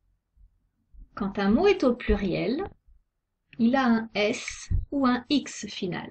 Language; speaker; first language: French; native; French